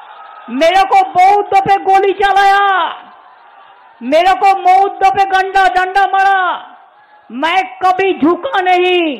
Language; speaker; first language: Hindi; non-native, local second language; Bangla